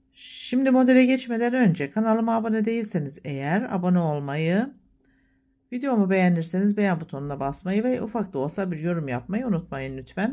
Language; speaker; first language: Turkish; native; Turkish